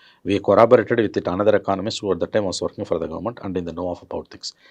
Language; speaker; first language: English; non-native, local second language; Tamil